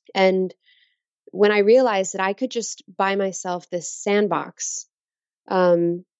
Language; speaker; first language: English; native; English